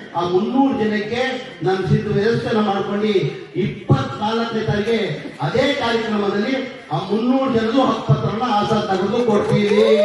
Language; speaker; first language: Kannada; non-native, local second language; Urdu